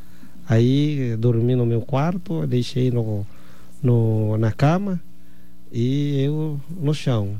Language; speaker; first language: Portuguese; non-native, fluent; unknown